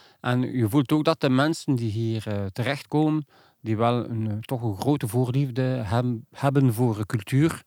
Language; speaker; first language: Dutch; non-native, local second language; French